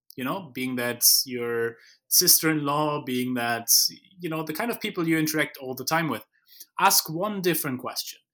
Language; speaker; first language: English; non-native, fluent; German